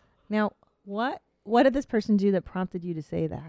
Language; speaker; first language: English; native; English